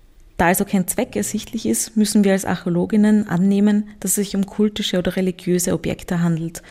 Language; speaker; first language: German; native; German